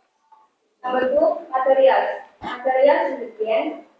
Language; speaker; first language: English; non-native, learner; Indonesian